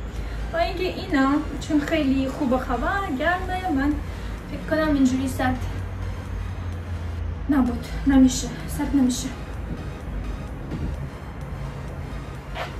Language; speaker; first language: Persian; non-native, learner; Turkish